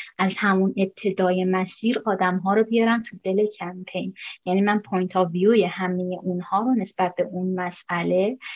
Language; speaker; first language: Persian; native; Persian